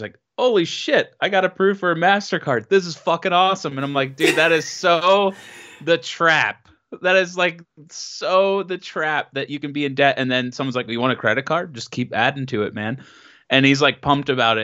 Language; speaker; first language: English; native; English